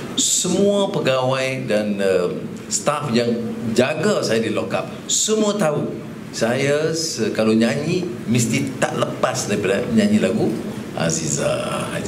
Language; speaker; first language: Malay; native; Malay